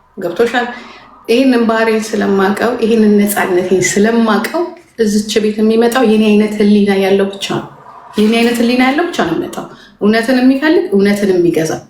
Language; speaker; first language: Amharic; native; Amharic